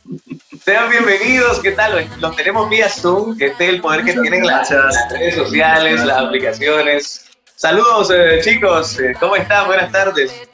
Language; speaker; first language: Spanish; native; Spanish